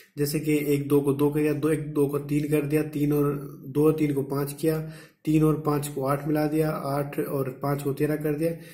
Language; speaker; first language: Hindi; native; Hindi